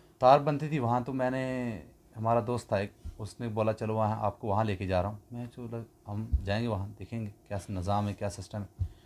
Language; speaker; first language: Urdu; non-native, local second language; Punjabi